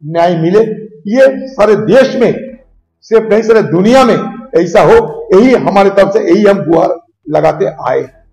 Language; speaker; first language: Hindi; non-native, local second language; Bangla